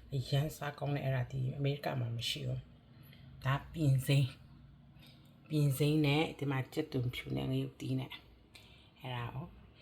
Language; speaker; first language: Burmese; non-native, local second language; Kachin